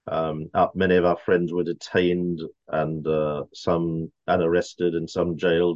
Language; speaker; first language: English; native; English